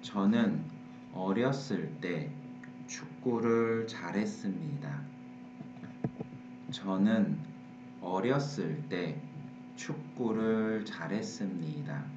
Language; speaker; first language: Korean; non-native, fluent; Vietnamese